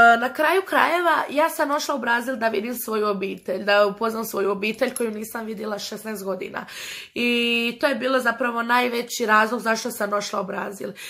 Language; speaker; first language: Croatian; early bilingual, other home language; Portuguese